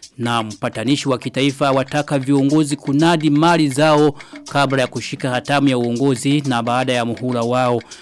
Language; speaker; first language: Swahili; non-native, local second language; Rundi